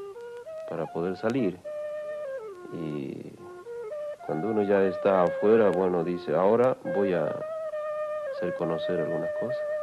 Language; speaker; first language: Spanish; non-native, local second language; Quechua